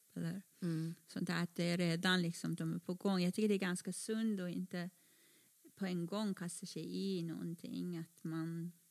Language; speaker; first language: Swedish; non-native, fluent; Persian